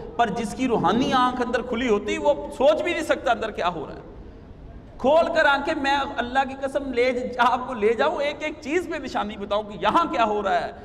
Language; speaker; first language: Urdu; non-native, local second language; Punjabi